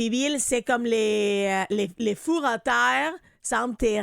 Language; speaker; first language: French; non-native, fluent; Spanish